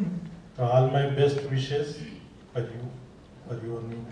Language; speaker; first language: Hindi; non-native, local second language; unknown